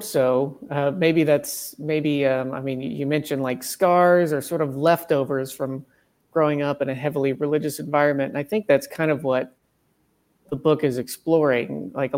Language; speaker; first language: English; native; English